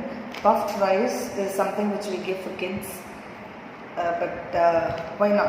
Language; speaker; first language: English; non-native, local second language; Tamil